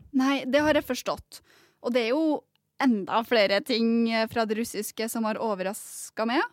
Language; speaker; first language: Norwegian; native; Norwegian